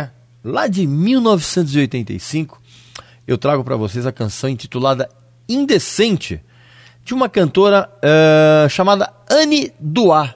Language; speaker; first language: Portuguese; native; Portuguese